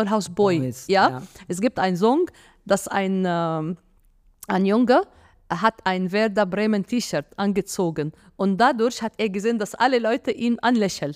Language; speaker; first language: German; non-native, fluent; Arabic